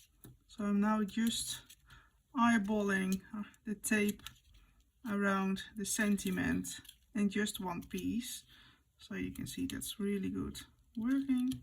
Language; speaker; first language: English; non-native, fluent; Dutch